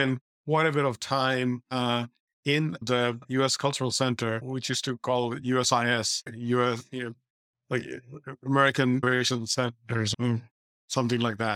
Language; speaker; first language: English; non-native, local second language; Bangla